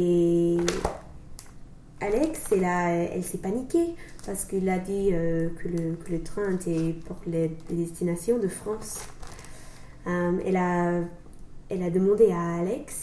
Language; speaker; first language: French; non-native, learner; English